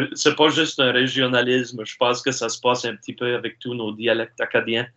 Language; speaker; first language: French; native; French